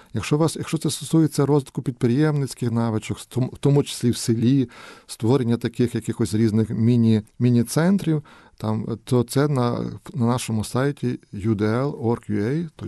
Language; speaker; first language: Ukrainian; native; Ukrainian